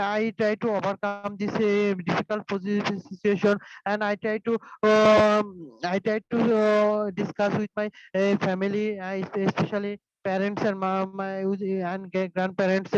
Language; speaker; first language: English; non-native, fluent; Bangla